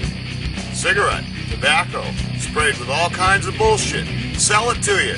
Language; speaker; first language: English; native; English